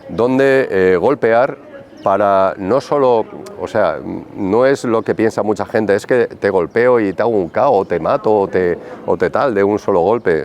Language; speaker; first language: Spanish; native; Spanish